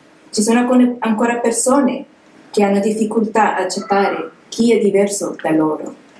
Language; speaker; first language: Italian; non-native, fluent; English